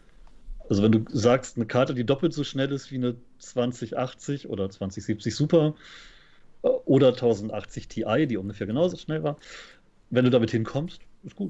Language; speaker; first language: German; native; German